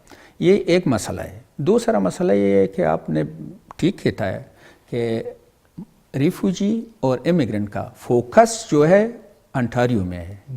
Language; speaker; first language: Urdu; non-native, learner; Pashto